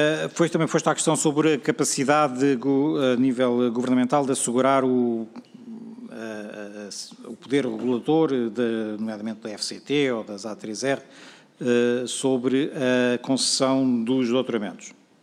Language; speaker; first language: Portuguese; native; Portuguese